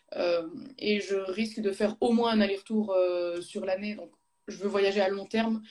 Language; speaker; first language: French; native; French